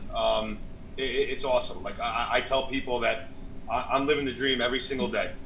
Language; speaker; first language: English; native; English